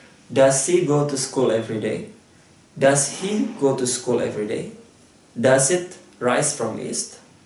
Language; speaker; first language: English; non-native, fluent; Indonesian